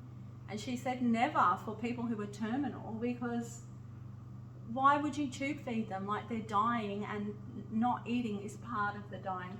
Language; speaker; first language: English; native; English